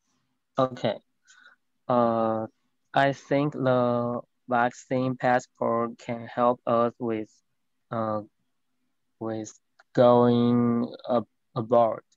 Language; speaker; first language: English; non-native, learner; Chinese